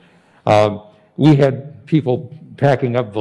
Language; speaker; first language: English; native; English